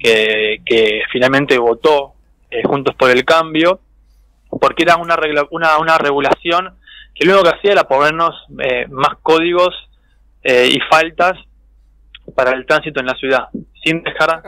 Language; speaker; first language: Spanish; native; Spanish